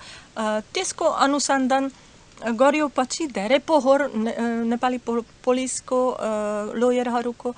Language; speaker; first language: Nepali; non-native, learner; Slovak